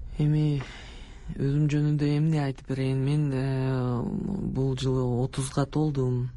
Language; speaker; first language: Kyrgyz; non-native, local second language; Russian